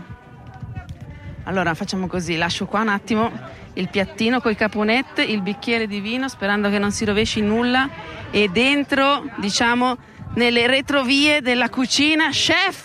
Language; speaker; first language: Italian; native; Italian